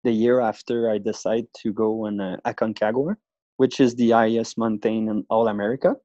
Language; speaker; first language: English; non-native, fluent; French